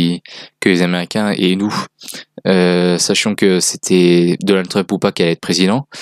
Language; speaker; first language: French; native; French